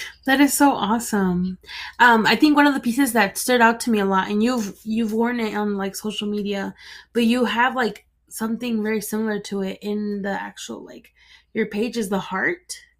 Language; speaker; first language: English; early bilingual, other home language; Spanish